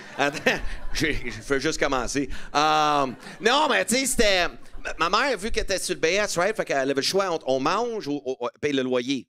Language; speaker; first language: French; non-native, local second language; English